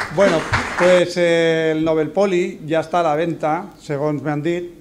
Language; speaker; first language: Spanish; non-native, local second language; Catalan